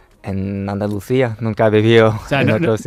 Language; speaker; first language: Spanish; non-native, fluent; Chinese